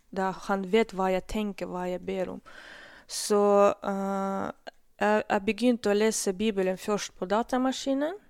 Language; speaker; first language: Norwegian; non-native, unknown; Russian